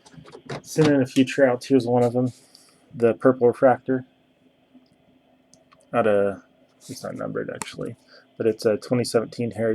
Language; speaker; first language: English; native; English